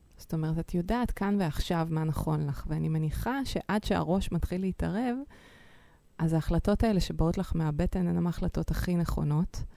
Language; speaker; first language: Hebrew; native; Hebrew